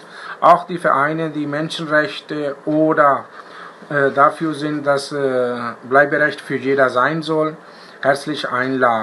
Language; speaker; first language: German; non-native, learner; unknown